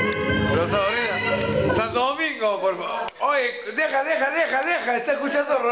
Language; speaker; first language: Spanish; native; Spanish